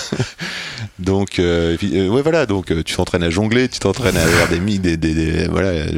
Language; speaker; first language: French; native; French